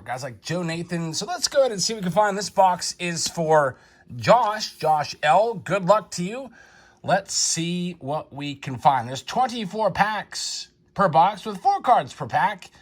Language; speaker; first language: English; native; English